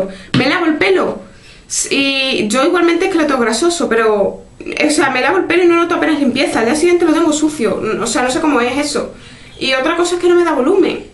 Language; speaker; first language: Spanish; native; Spanish